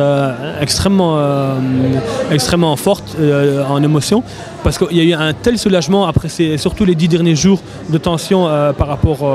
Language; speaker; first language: French; native; French